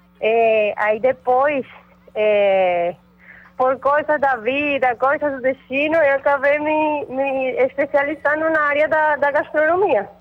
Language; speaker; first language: Portuguese; non-native, fluent; Spanish